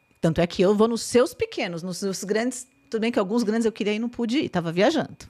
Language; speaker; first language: Portuguese; native; Portuguese